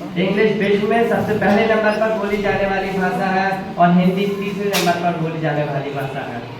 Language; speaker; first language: Hindi; native; Hindi